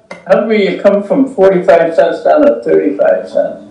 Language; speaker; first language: English; native; English